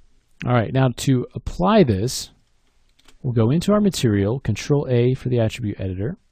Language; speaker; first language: English; native; English